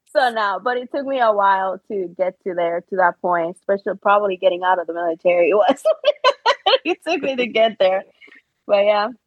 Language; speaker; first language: English; non-native, fluent; Spanish